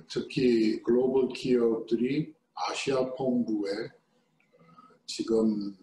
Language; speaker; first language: Korean; non-native, fluent; English